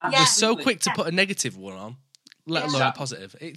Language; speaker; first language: English; native; English